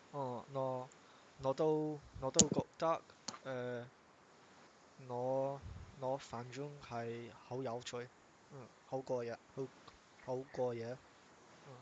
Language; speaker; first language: Chinese; non-native, learner; English